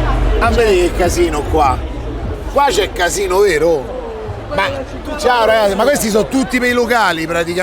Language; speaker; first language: Italian; native; Italian